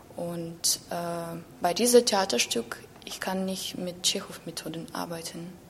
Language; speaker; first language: German; non-native, learner; Ukrainian